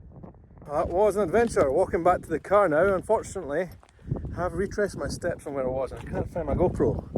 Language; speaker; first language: English; native; English